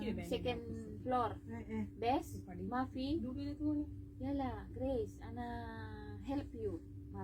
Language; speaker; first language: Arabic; non-native, learner; Filipino